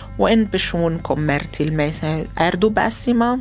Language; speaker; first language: Swedish; non-native, learner; Arabic